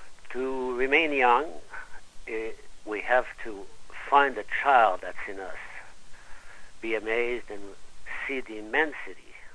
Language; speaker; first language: English; non-native, fluent; French